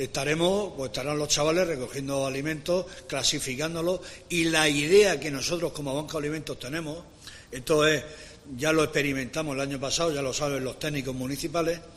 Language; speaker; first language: Spanish; native; Spanish